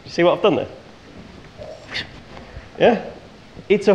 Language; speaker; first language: English; native; English